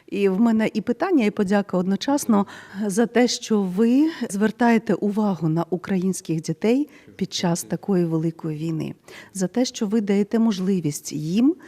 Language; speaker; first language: Ukrainian; native; Ukrainian